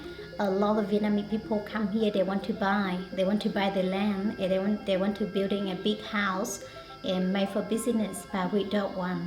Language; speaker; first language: English; non-native, learner; Hmong